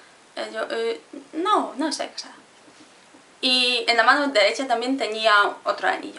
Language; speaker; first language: Spanish; non-native, fluent; Polish